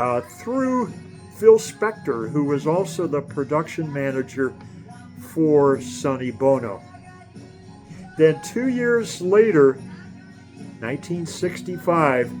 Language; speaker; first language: English; native; English